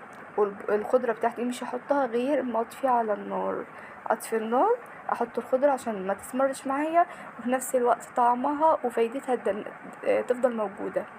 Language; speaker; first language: Arabic; native; Arabic